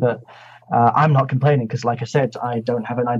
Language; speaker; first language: English; native; English